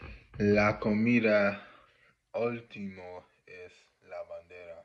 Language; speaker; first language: Spanish; non-native, learner; English